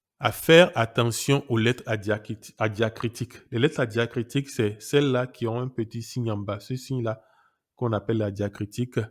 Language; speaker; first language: French; non-native, local second language; Yoruba